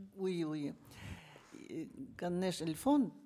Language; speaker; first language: French; non-native, learner; Russian